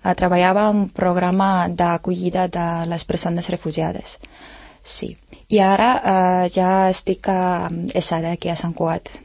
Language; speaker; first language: Catalan; non-native, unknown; Ukrainian